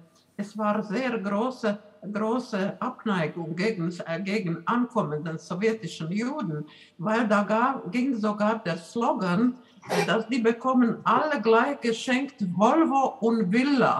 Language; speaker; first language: German; non-native, fluent; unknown